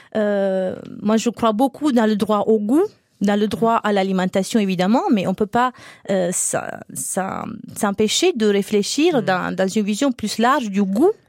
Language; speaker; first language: French; non-native, fluent; Italian